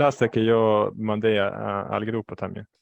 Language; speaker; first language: Spanish; non-native, fluent; Swedish